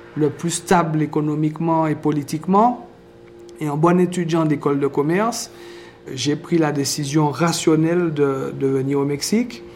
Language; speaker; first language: French; native; French